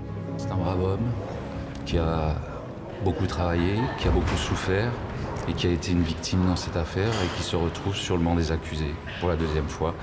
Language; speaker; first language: French; native; French